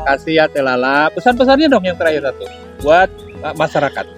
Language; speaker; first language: Indonesian; native; Indonesian